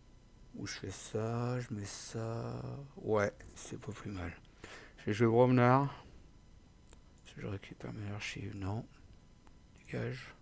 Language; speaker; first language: French; native; French